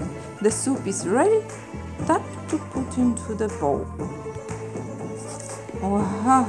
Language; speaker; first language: English; non-native, fluent; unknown